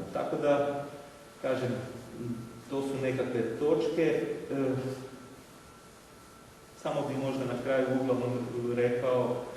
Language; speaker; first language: Croatian; native; Croatian